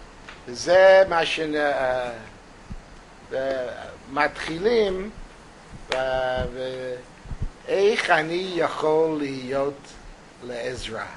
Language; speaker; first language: Hebrew; non-native, fluent; English